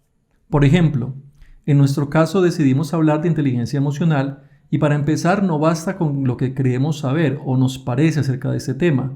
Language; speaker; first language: Spanish; native; Spanish